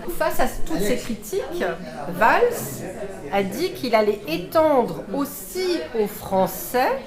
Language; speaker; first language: French; native; French